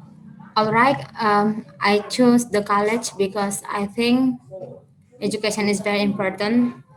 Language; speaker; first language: English; non-native, learner; Indonesian